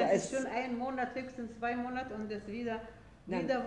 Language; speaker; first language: German; non-native, fluent; Arabic